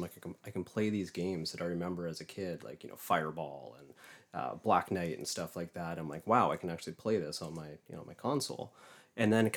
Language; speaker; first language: English; native; English